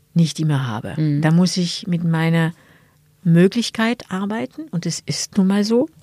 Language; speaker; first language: German; non-native, fluent; French